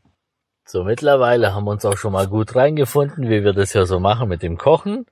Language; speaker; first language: German; native; German